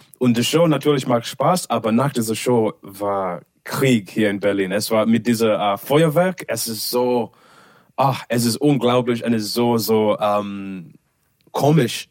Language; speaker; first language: German; non-native, learner; English